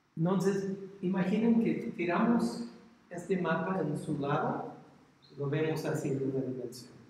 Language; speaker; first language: Spanish; non-native, fluent; English